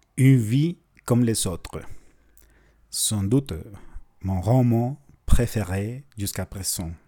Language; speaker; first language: French; non-native, fluent; Spanish